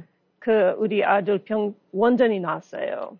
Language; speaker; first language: Korean; non-native, learner; English